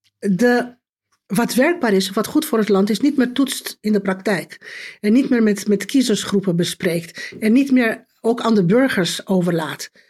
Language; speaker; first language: Dutch; non-native, fluent; Romanian